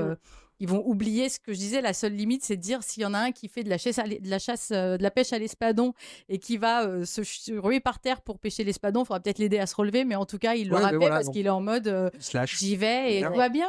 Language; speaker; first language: French; native; French